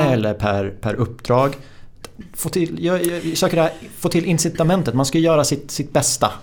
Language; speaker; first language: Swedish; native; Swedish